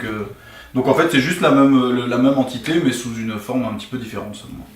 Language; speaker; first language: French; native; French